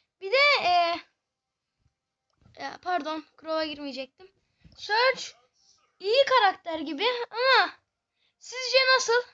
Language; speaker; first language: Turkish; native; Turkish